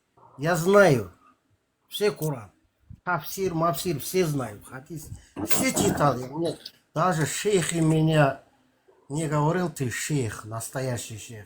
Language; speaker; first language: Russian; non-native, local second language; Kazakh